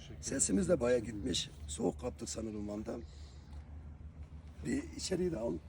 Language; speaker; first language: Turkish; native; Turkish